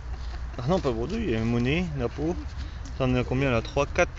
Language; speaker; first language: French; native; French